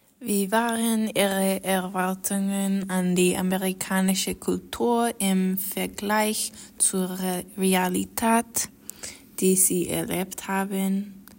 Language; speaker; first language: German; non-native, learner; English